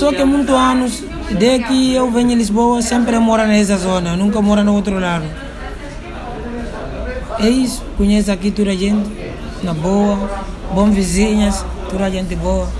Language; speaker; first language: Portuguese; non-native, learner; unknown